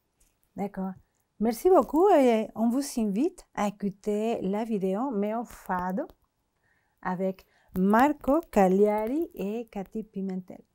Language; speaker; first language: French; non-native, fluent; Spanish